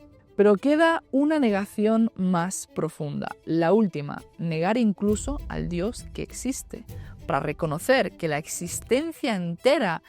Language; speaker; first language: Spanish; native; Spanish